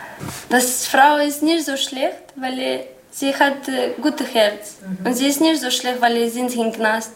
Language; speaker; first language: German; non-native, learner; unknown